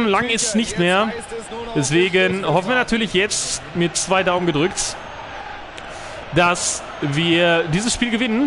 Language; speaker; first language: German; native; German